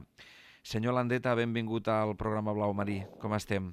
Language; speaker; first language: Catalan; native; Catalan